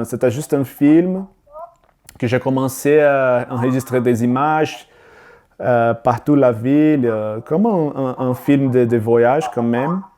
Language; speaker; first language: French; non-native, learner; Portuguese